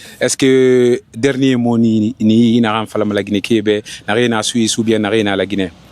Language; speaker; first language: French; non-native, local second language; Fula